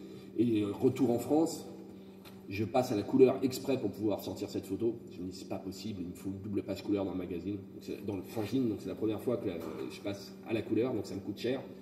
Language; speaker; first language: French; native; French